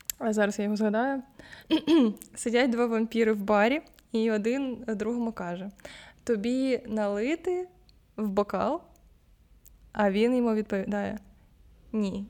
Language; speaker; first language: Ukrainian; non-native, local second language; Russian